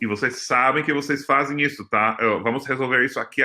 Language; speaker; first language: Portuguese; non-native, fluent; English